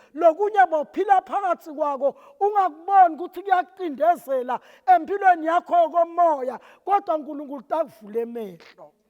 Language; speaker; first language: Zulu; non-native, local second language; Swati